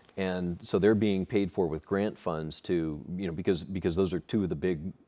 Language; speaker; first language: English; native; English